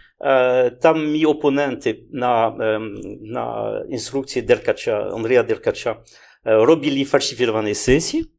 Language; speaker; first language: Ukrainian; non-native, learner; French